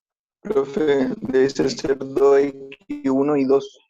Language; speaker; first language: Spanish; native; Spanish